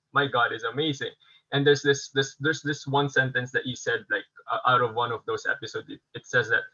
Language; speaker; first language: English; non-native, local second language; Filipino